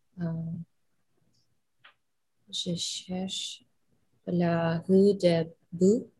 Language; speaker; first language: French; non-native, learner; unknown